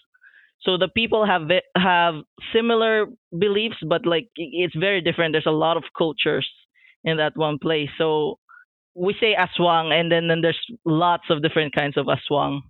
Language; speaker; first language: English; non-native, local second language; Filipino